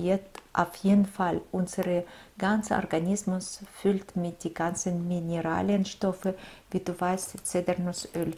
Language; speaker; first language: German; non-native, fluent; Russian